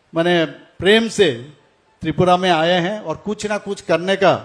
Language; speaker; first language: Hindi; non-native, local second language; Bangla